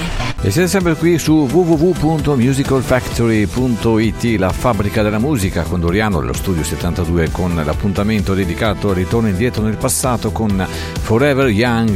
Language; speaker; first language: Italian; native; Italian